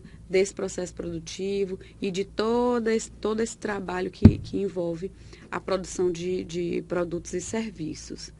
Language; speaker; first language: Portuguese; native; Portuguese